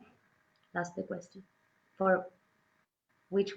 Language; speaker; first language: English; non-native, learner; Spanish